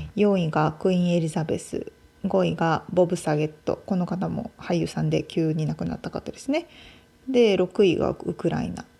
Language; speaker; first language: Japanese; native; Japanese